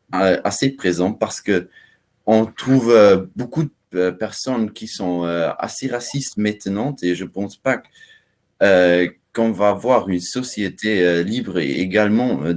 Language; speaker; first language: French; non-native, learner; German